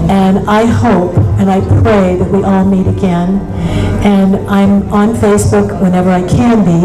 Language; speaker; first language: English; native; English